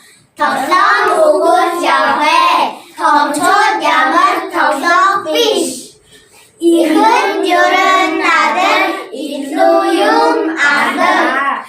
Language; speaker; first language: Mongolian; early bilingual, heritage; Mongolian